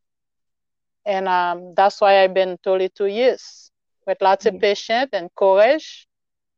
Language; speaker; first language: English; non-native, learner; Haitian Creole